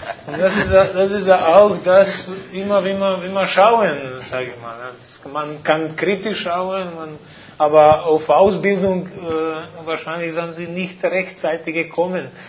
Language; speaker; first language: German; non-native, fluent; Croatian